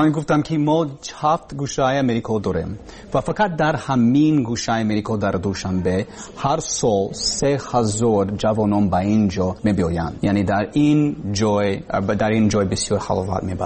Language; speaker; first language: Persian; non-native, learner; English